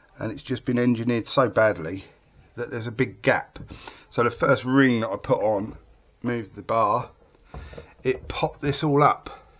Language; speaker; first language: English; native; English